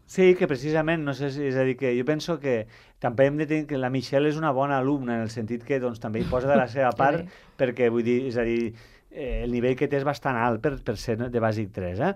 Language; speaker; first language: Catalan; native; Catalan